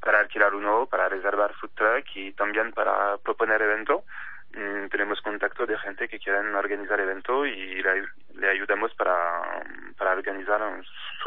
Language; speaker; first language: Spanish; non-native, fluent; French